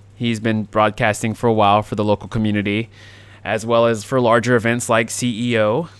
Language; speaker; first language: English; native; English